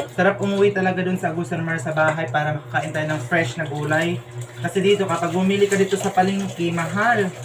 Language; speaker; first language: Filipino; non-native, local second language; Cebuano